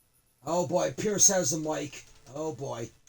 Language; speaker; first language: English; native; English